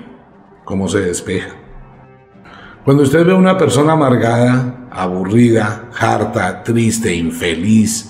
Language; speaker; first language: Spanish; native; Spanish